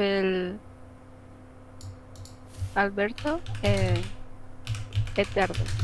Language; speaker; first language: French; non-native, learner; Spanish